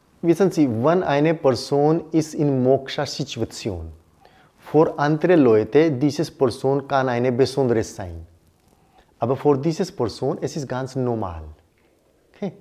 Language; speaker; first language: German; non-native, learner; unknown